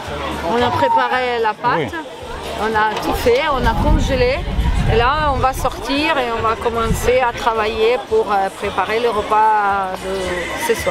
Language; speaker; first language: French; non-native, fluent; Ukrainian